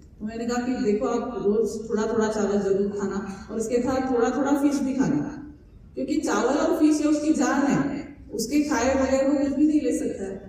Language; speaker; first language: Hindi; non-native, local second language; Marathi